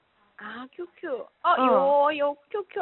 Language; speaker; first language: Chinese; non-native, learner; Korean